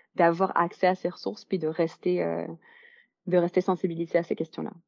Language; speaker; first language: French; native; French